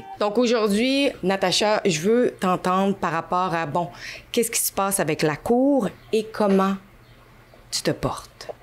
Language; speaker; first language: French; native; French